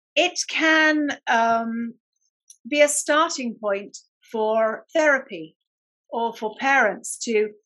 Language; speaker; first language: English; native; English